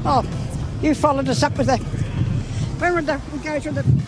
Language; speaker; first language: English; native; English